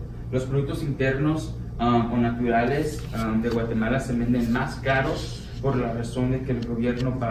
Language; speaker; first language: Spanish; early bilingual, heritage; Spanish